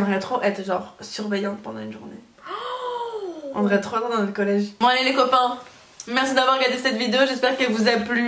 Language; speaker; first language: French; native; French